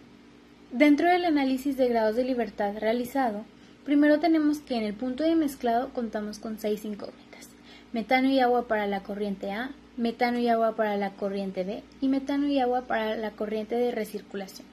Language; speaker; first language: Spanish; native; Spanish